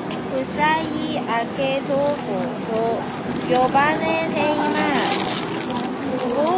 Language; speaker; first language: Japanese; non-native, learner; Cantonese